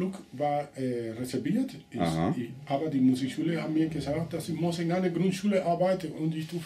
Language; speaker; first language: German; non-native, learner; Spanish